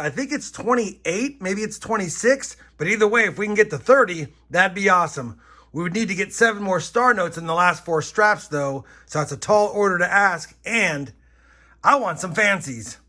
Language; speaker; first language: English; native; English